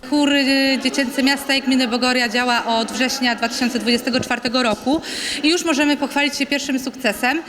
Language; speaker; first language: Polish; native; Polish